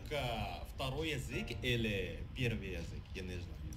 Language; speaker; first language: Russian; non-native, learner; Indonesian